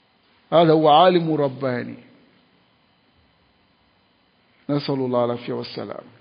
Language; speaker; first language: Arabic; non-native, fluent; French